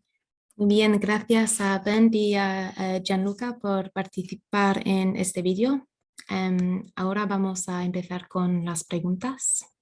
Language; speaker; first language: Spanish; non-native, fluent; English